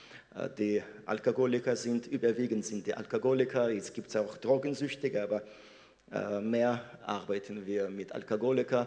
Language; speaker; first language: German; non-native, fluent; Russian